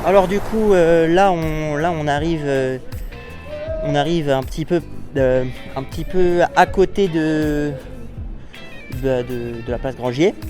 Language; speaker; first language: French; native; French